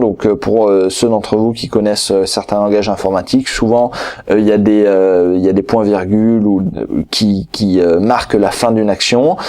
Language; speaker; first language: French; native; French